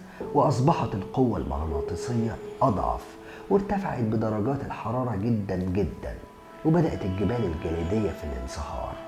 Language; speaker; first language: Arabic; native; Arabic